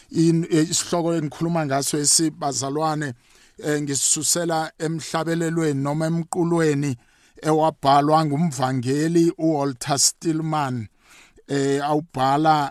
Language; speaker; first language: Zulu; native; Zulu